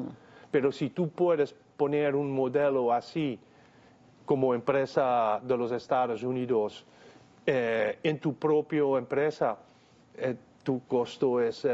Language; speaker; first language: Spanish; non-native, fluent; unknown